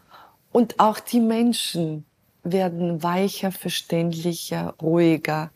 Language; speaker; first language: German; non-native, fluent; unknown